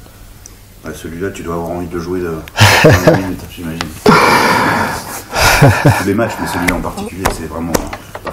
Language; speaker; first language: French; native; French